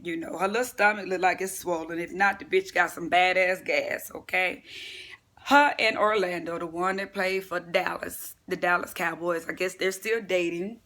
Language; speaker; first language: English; native; English